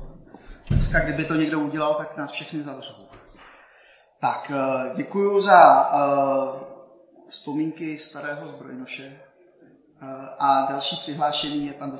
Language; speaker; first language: Czech; native; Czech